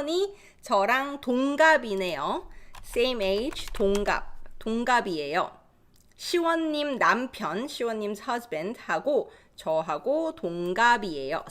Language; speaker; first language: Korean; native; Korean